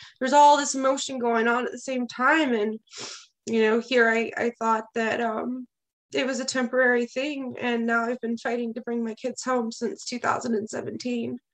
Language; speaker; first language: English; native; English